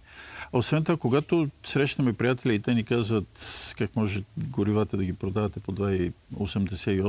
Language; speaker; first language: Bulgarian; native; Bulgarian